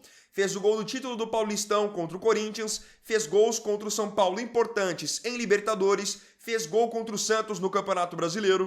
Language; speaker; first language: Portuguese; native; Portuguese